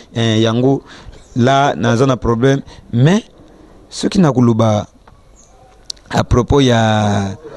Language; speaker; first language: Lingala; non-native, local second language; Kongo